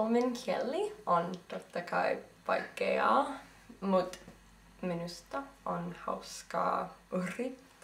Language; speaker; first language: Finnish; non-native, learner; English